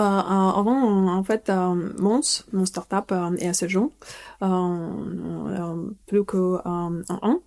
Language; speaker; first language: French; non-native, fluent; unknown